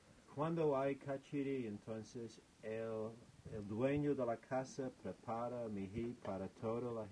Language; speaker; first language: Spanish; non-native, fluent; English